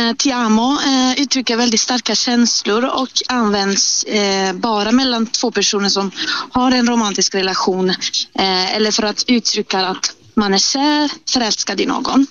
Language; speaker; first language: Swedish; non-native, fluent; Italian